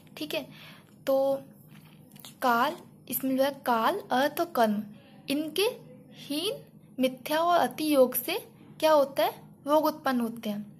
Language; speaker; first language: Hindi; native; Hindi